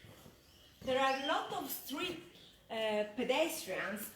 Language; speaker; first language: English; non-native, fluent; Italian